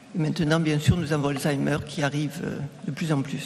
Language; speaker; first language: French; native; French